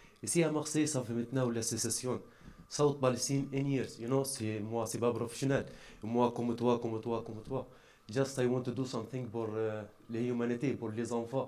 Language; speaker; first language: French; non-native, learner; Arabic